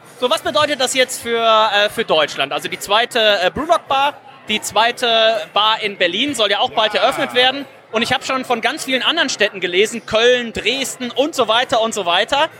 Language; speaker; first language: German; native; German